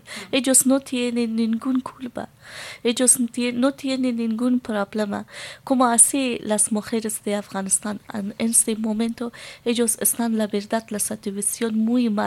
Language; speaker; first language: Spanish; non-native, learner; Persian